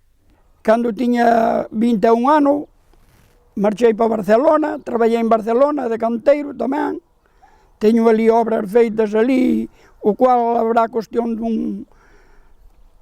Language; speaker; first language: Galician; native; Galician